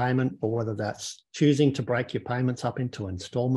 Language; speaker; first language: English; native; English